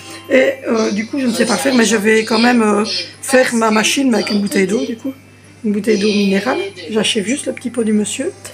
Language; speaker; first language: French; native; French